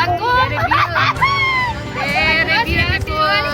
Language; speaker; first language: English; non-native, local second language; Filipino